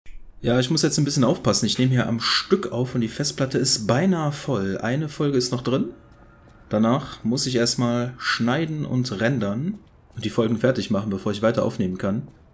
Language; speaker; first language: German; native; German